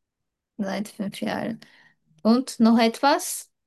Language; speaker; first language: German; non-native, learner; Turkish